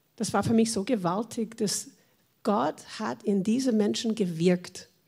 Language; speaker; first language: German; non-native, fluent; English